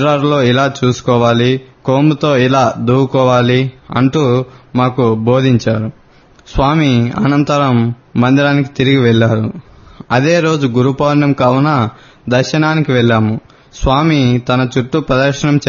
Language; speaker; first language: Telugu; native; Telugu